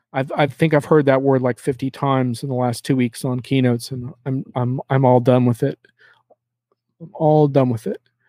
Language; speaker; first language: English; native; English